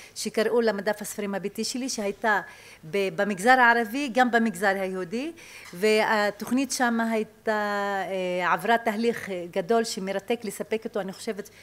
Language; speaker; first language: Hebrew; non-native, local second language; Arabic